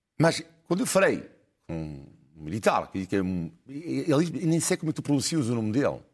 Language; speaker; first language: Portuguese; non-native, fluent; French